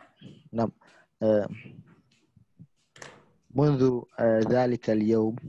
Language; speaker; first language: Arabic; non-native, learner; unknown